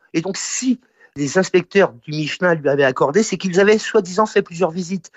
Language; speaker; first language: French; native; French